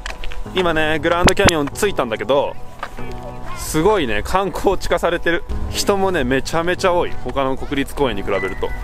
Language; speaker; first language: Japanese; native; Japanese